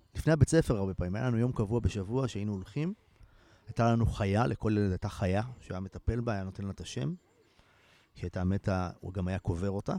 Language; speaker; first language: Hebrew; native; Hebrew